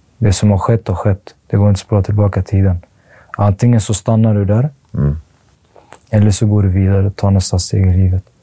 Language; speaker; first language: Swedish; early bilingual, other home language; Arabic